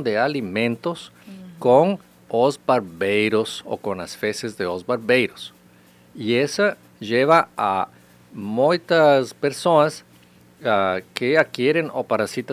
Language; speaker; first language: Portuguese; non-native, learner; Spanish